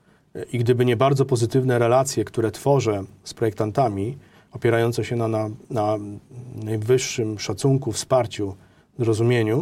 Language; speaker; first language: Polish; native; Polish